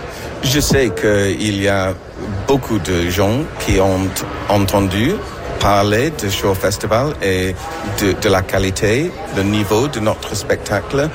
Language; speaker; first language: French; non-native, learner; English